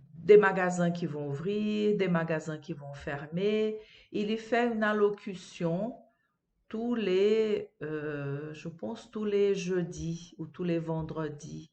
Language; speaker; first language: French; non-native, fluent; Portuguese